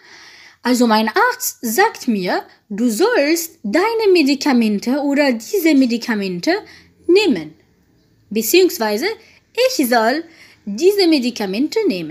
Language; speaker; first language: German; non-native, fluent; French